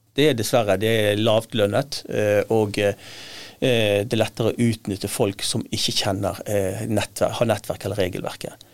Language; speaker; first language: Norwegian; native; Norwegian